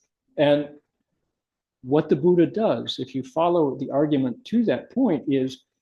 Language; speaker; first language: English; native; English